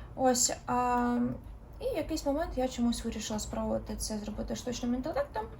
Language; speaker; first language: Ukrainian; non-native, local second language; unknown